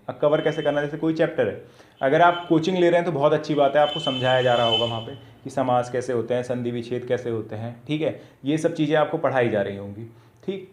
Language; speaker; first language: Hindi; native; Hindi